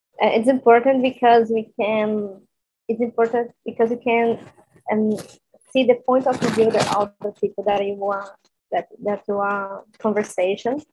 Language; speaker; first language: English; non-native, learner; Portuguese